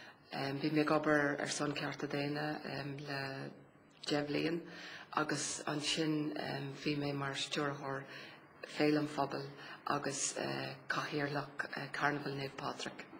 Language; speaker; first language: Irish; non-native, local second language; English